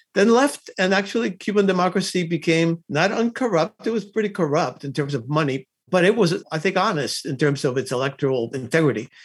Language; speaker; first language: English; early bilingual, other home language; Spanish